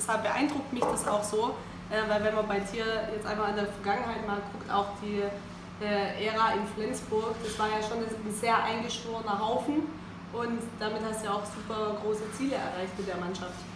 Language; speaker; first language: German; native; German